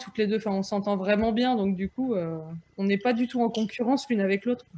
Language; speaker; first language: French; native; French